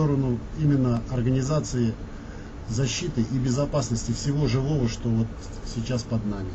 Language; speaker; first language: Russian; native; Russian